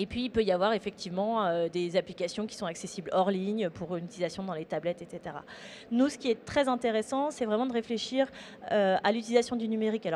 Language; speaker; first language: French; native; French